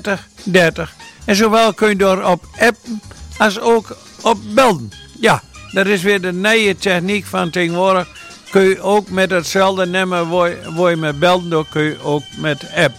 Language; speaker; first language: Dutch; native; Dutch